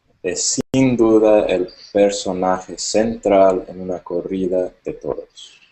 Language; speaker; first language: Spanish; non-native, learner; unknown